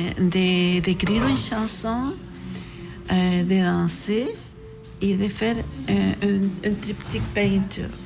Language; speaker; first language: French; non-native, fluent; Spanish